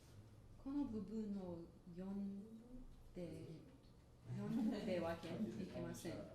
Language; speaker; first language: Japanese; non-native, learner; English